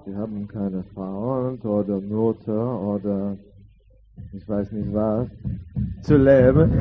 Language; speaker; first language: German; non-native, learner; English